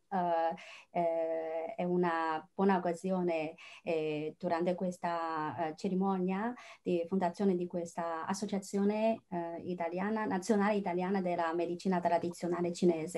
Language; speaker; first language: Italian; non-native, fluent; Chinese